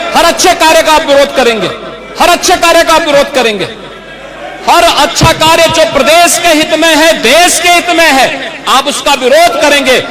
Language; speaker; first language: Hindi; native; Hindi